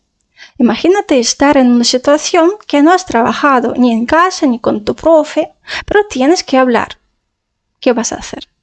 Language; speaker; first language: Spanish; non-native, fluent; Russian